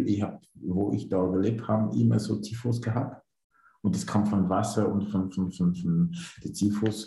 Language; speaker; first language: German; non-native, learner; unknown